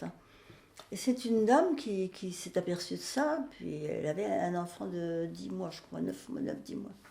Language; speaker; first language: French; native; French